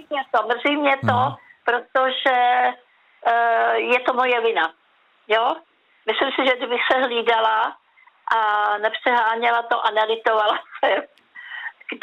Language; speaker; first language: Czech; native; Czech